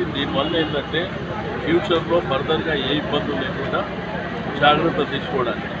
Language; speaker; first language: Telugu; native; Telugu